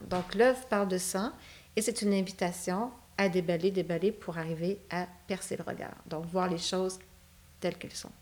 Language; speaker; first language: French; native; French